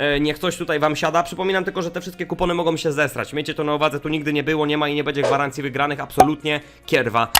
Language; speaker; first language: Polish; native; Polish